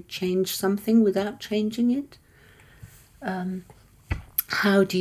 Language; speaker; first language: English; early bilingual, other home language; Persian